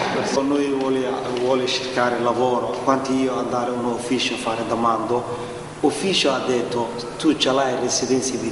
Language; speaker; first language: Italian; non-native, learner; Somali